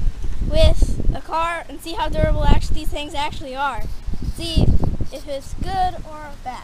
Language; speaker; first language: English; native; English